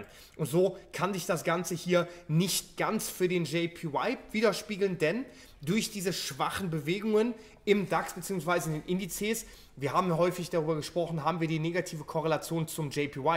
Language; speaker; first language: German; native; German